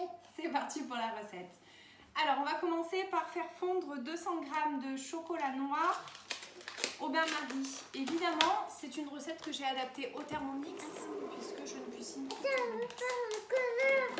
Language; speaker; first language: French; native; French